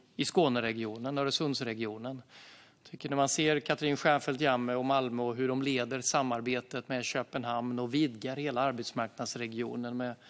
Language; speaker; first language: Swedish; native; Swedish